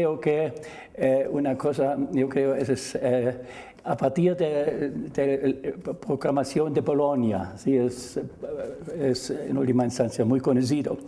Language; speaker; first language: Spanish; non-native, fluent; German